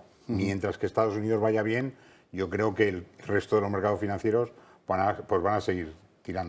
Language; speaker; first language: Spanish; native; Spanish